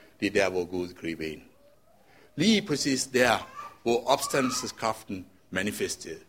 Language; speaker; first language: Danish; non-native, fluent; Tamil